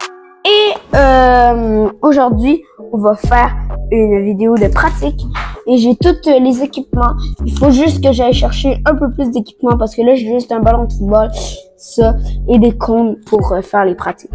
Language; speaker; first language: French; native; French